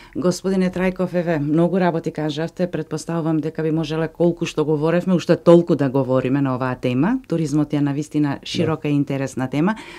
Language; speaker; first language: Macedonian; native; Macedonian